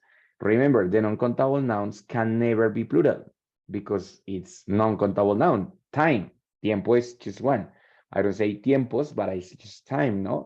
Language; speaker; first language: English; non-native, fluent; Spanish